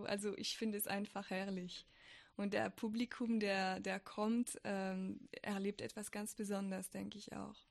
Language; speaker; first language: German; non-native, fluent; French